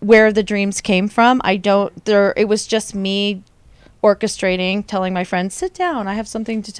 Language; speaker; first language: English; native; English